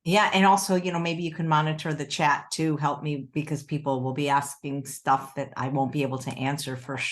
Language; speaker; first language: English; native; English